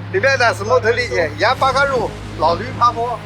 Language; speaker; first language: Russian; non-native, learner; Chinese